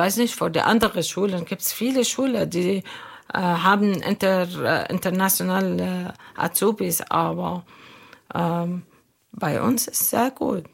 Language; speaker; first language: German; non-native, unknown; Arabic